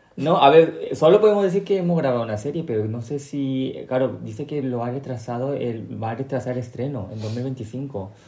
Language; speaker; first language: Spanish; non-native, local second language; Korean